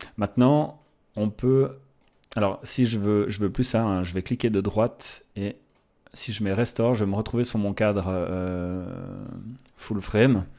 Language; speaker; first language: French; native; French